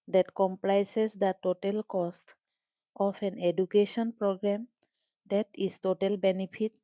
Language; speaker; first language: English; non-native, local second language; Assamese